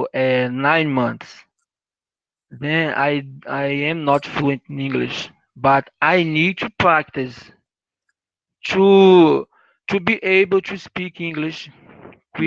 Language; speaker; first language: English; non-native, learner; Portuguese